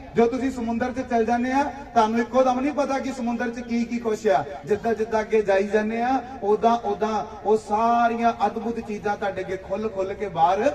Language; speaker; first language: Hindi; non-native, local second language; Punjabi